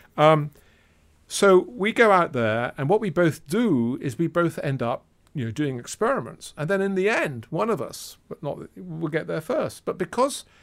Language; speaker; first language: English; native; English